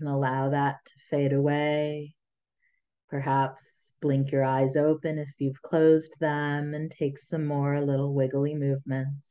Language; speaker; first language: English; early bilingual, other home language; Tamil